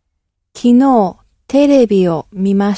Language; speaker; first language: Japanese; non-native, learner; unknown